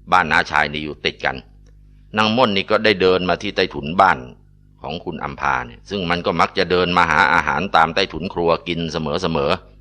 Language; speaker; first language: Thai; native; Thai